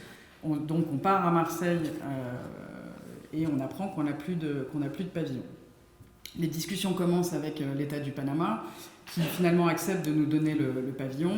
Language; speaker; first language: French; native; French